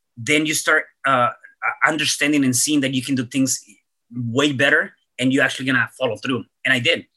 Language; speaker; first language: English; early bilingual, other home language; Spanish